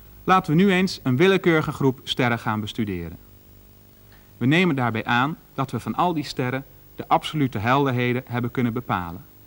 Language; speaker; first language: Dutch; native; Dutch